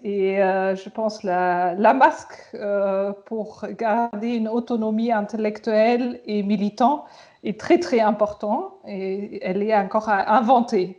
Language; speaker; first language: French; non-native, fluent; German